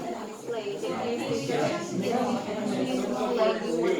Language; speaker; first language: English; non-native, learner; Indonesian